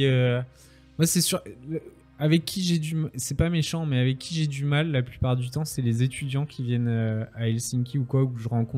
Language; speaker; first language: French; native; French